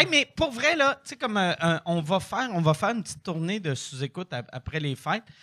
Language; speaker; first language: French; native; French